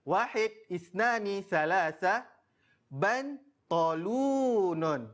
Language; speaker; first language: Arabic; non-native, fluent; Malay